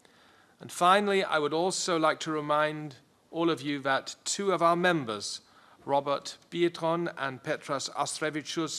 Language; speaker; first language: English; non-native, fluent; German